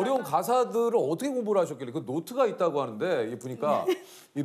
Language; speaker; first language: Korean; native; Korean